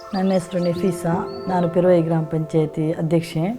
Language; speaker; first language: Kannada; native; Kannada